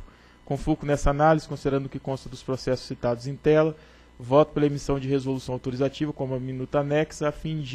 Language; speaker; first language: Portuguese; native; Portuguese